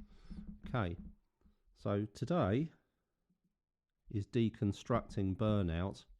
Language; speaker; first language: English; native; English